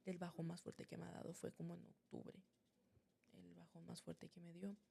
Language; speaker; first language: Spanish; early bilingual, heritage; Spanish